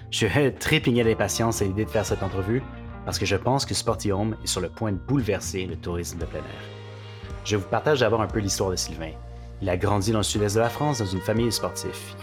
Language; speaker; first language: French; native; French